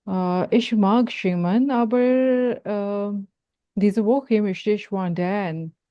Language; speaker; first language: German; non-native, fluent; Urdu